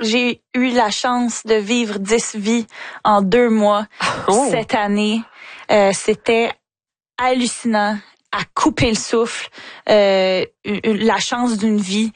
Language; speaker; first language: French; native; French